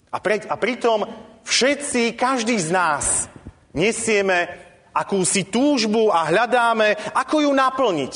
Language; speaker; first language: Slovak; native; Slovak